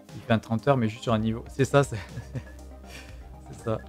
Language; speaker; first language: French; native; French